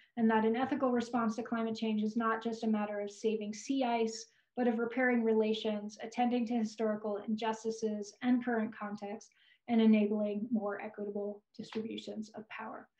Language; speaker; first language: English; native; English